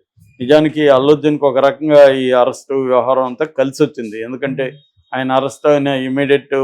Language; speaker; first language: Telugu; native; Telugu